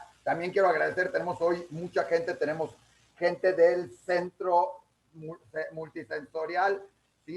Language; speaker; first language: Spanish; native; Spanish